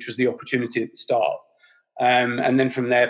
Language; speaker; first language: English; native; English